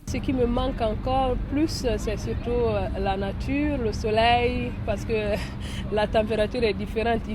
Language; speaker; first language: French; non-native, local second language; Mossi